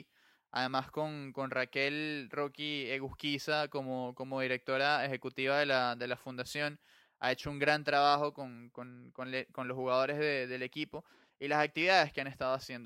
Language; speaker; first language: Spanish; native; Spanish